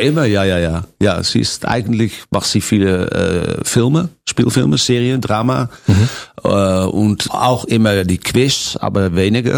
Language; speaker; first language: German; non-native, fluent; Dutch